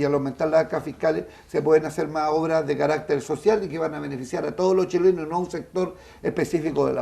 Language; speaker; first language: Spanish; native; Spanish